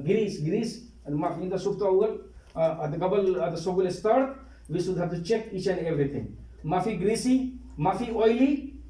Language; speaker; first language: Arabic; non-native, learner; Hindi